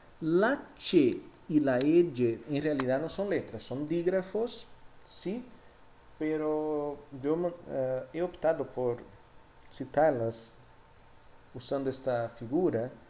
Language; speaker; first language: Spanish; non-native, fluent; Portuguese